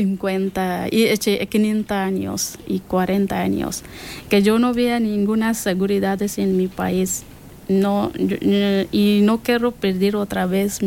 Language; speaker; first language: Spanish; non-native, learner; Persian